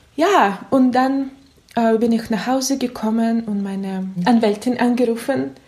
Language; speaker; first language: German; non-native, learner; Russian